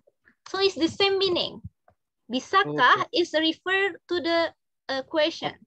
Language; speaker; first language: English; non-native, fluent; Indonesian